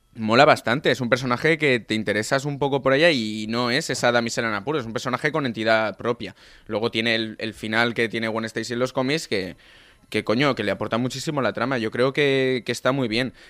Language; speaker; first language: Spanish; non-native, local second language; Catalan